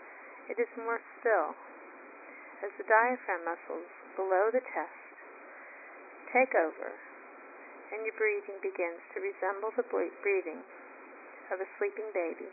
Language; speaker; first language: English; native; English